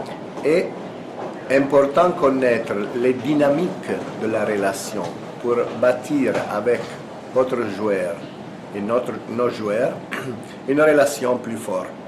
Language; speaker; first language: French; non-native, fluent; Italian